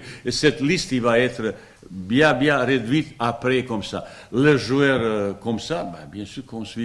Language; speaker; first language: French; non-native, fluent; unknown